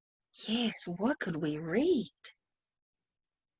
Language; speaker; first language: English; native; English